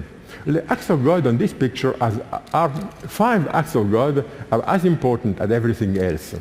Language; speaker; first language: English; non-native, fluent; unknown